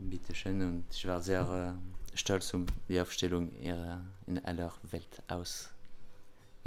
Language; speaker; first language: German; non-native, learner; French